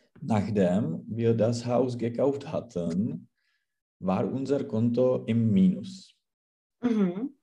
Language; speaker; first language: German; non-native, learner; Czech